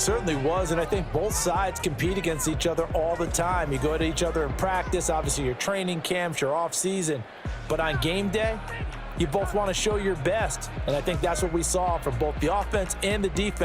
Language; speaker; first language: English; native; English